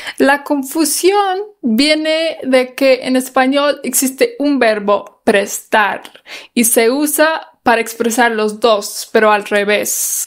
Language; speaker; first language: Spanish; non-native, fluent; English